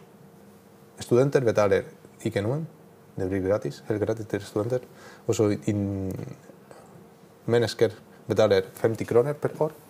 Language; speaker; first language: Norwegian; non-native, learner; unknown